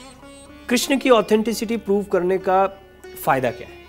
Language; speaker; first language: Hindi; native; Hindi